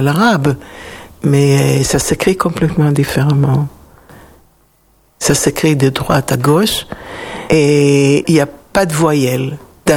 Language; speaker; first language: French; non-native, fluent; Hebrew